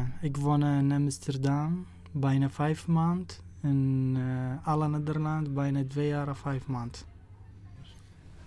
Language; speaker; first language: Dutch; non-native, learner; Arabic